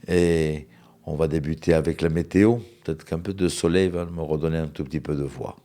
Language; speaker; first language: French; native; French